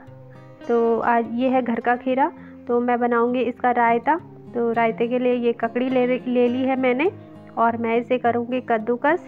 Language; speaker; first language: Hindi; non-native, local second language; Garhwali